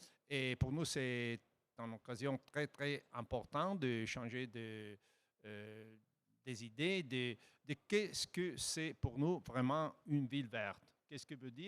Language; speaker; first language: French; non-native, fluent; Italian